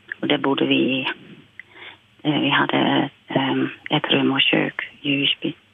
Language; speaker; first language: Swedish; non-native, fluent; Dutch